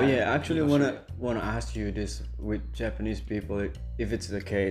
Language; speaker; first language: English; non-native, fluent; Indonesian